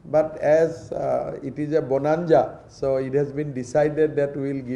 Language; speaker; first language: English; non-native, local second language; Assamese